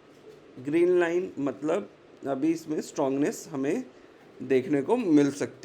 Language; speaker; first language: Hindi; native; Hindi